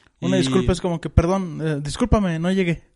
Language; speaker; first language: Spanish; native; Spanish